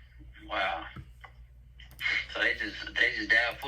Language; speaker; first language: English; native; English